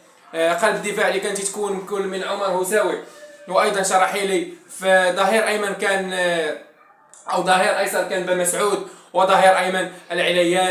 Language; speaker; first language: Arabic; native; Arabic